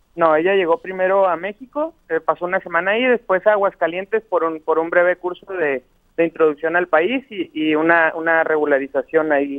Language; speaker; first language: Spanish; native; Spanish